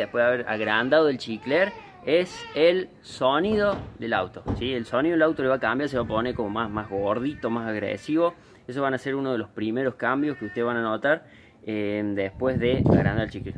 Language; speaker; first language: Spanish; native; Spanish